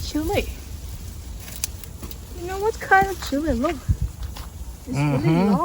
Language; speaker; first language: English; non-native, learner; Thai